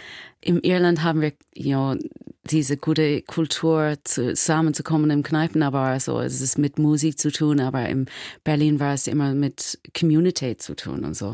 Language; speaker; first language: German; non-native, learner; English